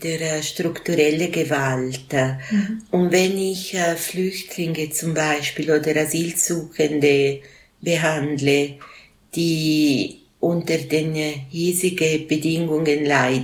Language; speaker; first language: German; non-native, local second language; Italian